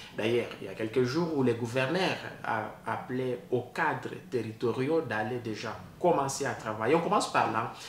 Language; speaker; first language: French; non-native, local second language; Swahili